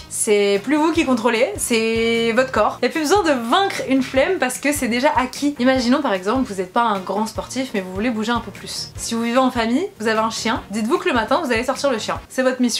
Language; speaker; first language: French; native; French